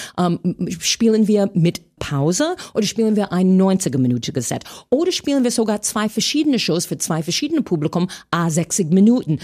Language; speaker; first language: German; non-native, fluent; English